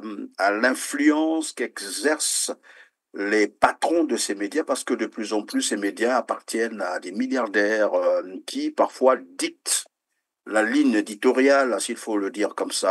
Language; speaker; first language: French; native; French